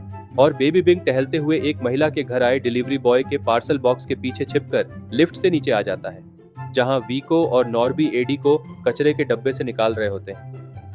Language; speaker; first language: Hindi; native; Hindi